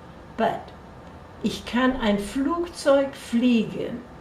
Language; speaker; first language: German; non-native, fluent; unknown